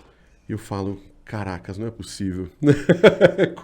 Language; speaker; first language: Portuguese; native; Portuguese